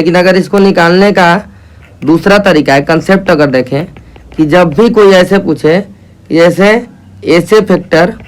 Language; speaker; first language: Hindi; native; Hindi